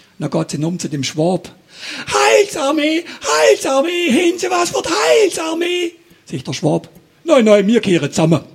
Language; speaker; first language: German; native; German